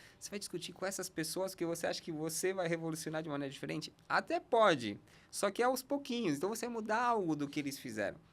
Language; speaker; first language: Portuguese; non-native, fluent; Spanish